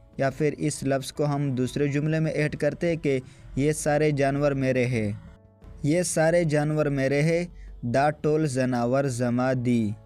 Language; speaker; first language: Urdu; non-native, local second language; Pashto